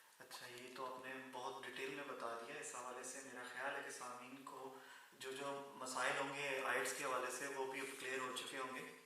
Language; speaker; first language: Urdu; native; Urdu